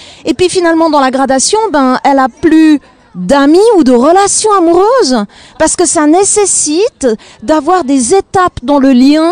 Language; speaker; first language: French; native; French